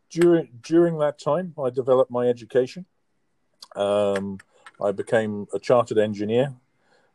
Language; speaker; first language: English; native; English